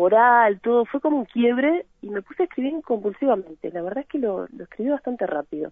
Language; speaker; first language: Spanish; native; Spanish